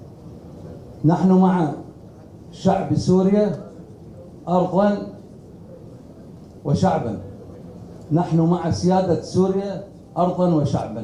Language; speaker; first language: Arabic; native; Arabic